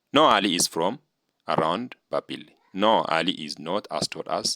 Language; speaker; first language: English; non-native, local second language; Amharic